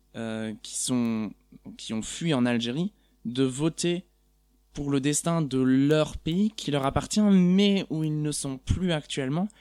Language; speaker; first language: French; non-native, fluent; German